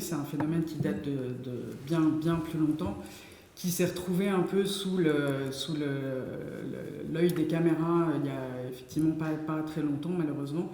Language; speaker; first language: French; native; French